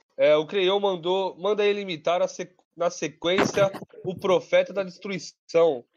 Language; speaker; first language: Portuguese; native; Portuguese